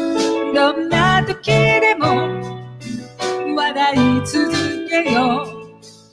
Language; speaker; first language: Japanese; native; Japanese